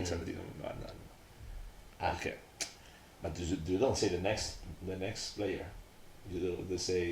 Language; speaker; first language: English; non-native, learner; Spanish